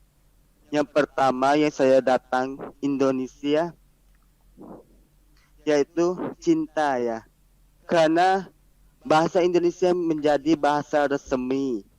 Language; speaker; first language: Indonesian; non-native, learner; Malay